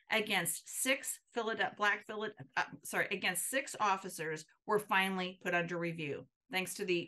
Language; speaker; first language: English; native; English